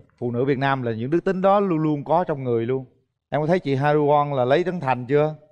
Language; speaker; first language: Vietnamese; native; Vietnamese